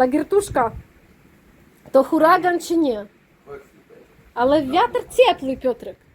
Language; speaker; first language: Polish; non-native, fluent; Ukrainian